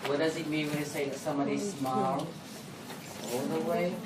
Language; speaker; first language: English; non-native, fluent; Vietnamese